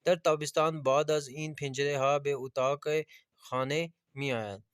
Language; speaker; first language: Persian; non-native, fluent; Urdu